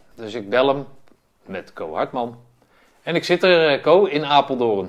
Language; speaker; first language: Dutch; native; Dutch